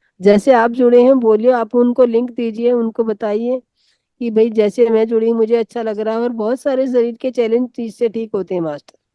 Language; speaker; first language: Hindi; native; Hindi